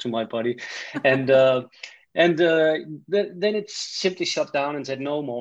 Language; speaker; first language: English; non-native, fluent; Danish